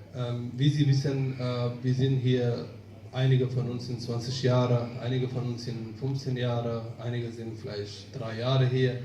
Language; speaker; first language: German; non-native, fluent; Somali